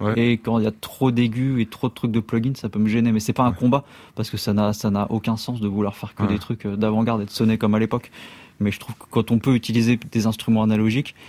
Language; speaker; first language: French; native; French